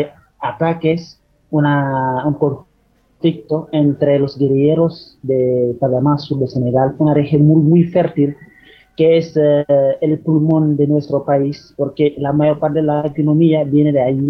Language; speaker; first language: Spanish; non-native, fluent; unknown